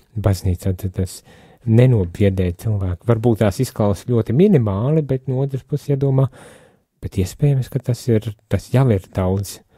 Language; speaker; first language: Latvian; native; Latvian